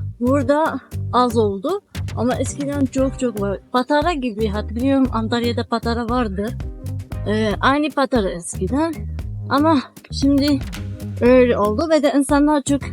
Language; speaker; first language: Turkish; non-native, learner; Arabic